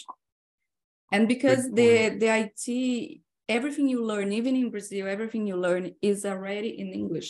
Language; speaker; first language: English; non-native, fluent; Portuguese